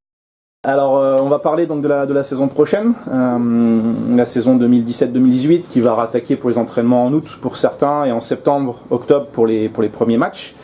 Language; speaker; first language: French; native; French